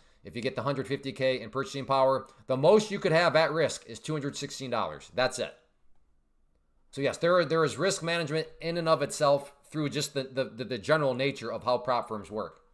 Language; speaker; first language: English; native; English